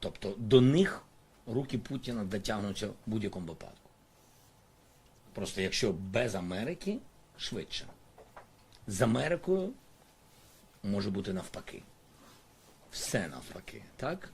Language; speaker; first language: Ukrainian; non-native, local second language; Russian